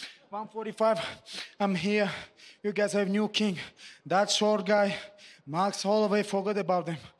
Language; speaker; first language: English; non-native, learner; Tajik